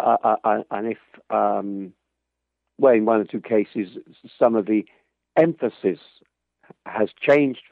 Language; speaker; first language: English; native; English